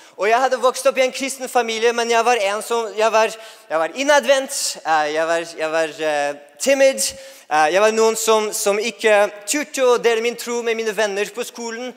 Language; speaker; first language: Norwegian; non-native, fluent; English